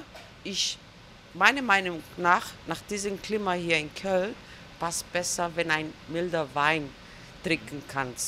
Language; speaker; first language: German; non-native, learner; Greek